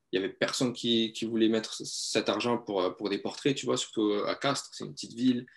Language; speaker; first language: French; native; French